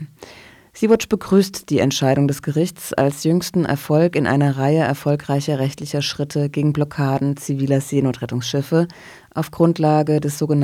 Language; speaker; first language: German; native; German